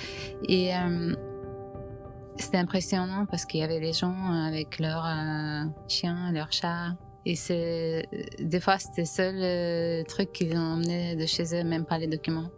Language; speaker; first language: French; non-native, fluent; Ukrainian